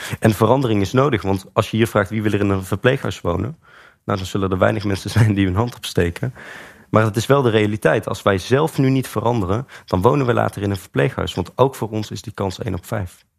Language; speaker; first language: Dutch; native; Dutch